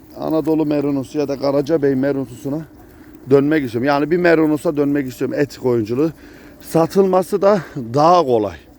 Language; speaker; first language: Turkish; native; Turkish